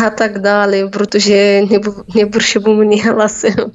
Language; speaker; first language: Czech; non-native, learner; Arabic